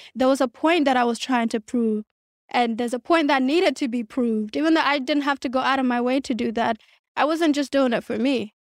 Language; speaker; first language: English; early bilingual, other home language; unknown